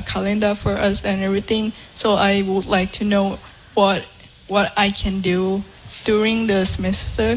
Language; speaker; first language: English; non-native, fluent; Thai